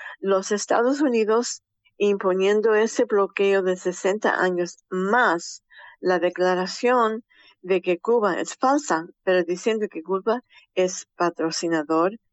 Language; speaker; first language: Spanish; early bilingual, heritage; Spanish